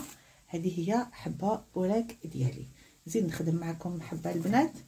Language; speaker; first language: Arabic; native; Arabic